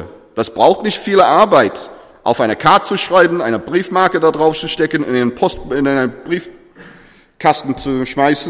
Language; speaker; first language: German; non-native, fluent; English